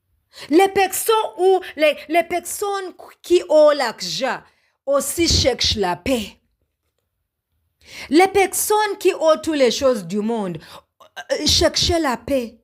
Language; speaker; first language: French; non-native, learner; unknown